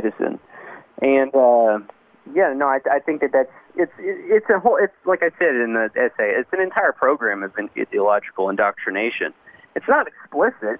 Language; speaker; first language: English; native; English